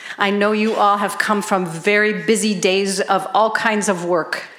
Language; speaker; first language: English; native; English